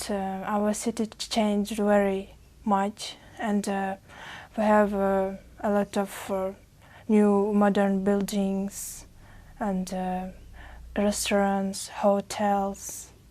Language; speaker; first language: English; non-native, learner; Uzbek